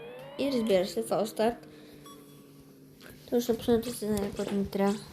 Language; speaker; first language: Bulgarian; native; Bulgarian